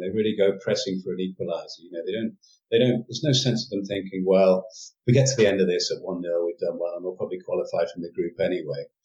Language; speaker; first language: English; native; English